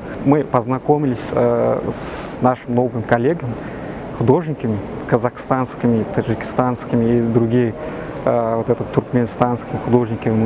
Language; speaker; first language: Russian; non-native, learner; Uzbek